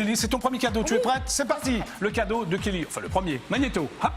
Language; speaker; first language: French; native; French